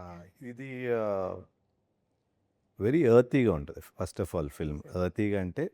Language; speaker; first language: Telugu; native; Telugu